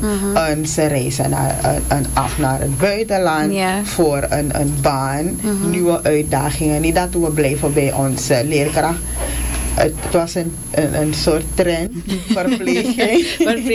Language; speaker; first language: Dutch; non-native, local second language; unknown